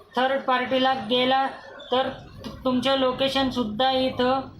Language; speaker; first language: Marathi; non-native, local second language; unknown